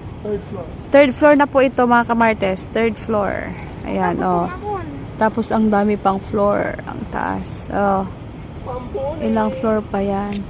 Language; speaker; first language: Filipino; native; Filipino